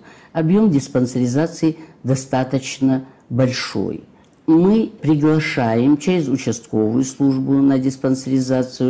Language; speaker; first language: Russian; native; Russian